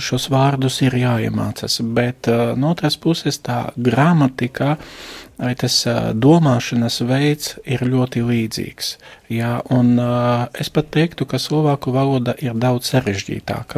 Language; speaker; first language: Latvian; non-native, fluent; Slovak